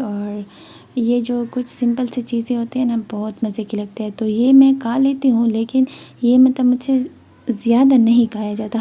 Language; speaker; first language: Urdu; non-native, local second language; Pashto